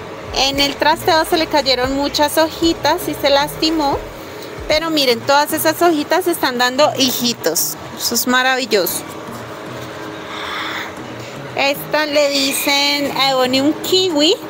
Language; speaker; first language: Spanish; native; Spanish